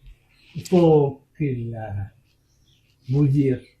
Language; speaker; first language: French; non-native, local second language; Arabic